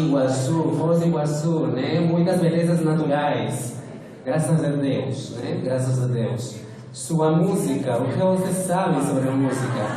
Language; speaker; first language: Portuguese; non-native, fluent; Spanish